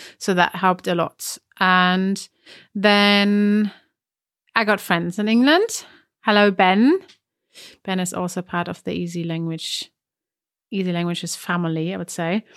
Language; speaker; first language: English; non-native, fluent; German